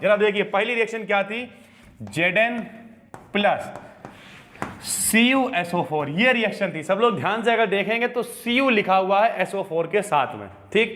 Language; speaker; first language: Hindi; native; Hindi